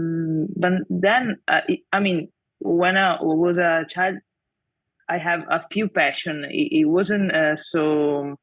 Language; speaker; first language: English; non-native, fluent; Italian